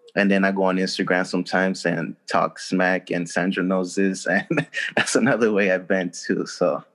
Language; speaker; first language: English; early bilingual, other home language; Spanish